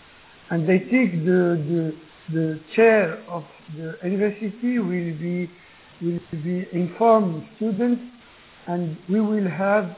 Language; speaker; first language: English; non-native, learner; Arabic